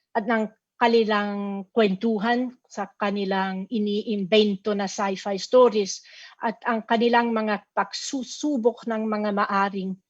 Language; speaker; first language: Filipino; non-native, fluent; German